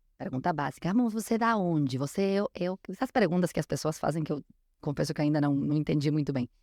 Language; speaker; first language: Portuguese; non-native, fluent; Spanish